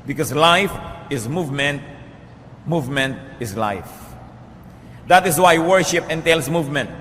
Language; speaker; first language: English; non-native, local second language; Filipino